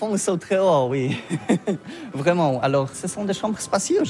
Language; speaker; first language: French; non-native, learner; Polish